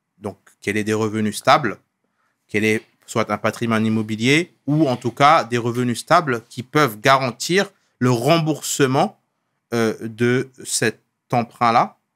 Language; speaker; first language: French; non-native, local second language; Wolof